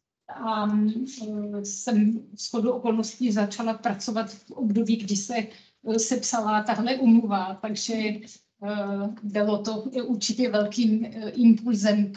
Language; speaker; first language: Czech; non-native, fluent; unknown